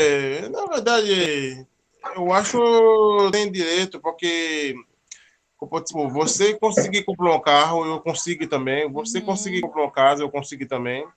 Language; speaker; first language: Portuguese; non-native, learner; Haitian Creole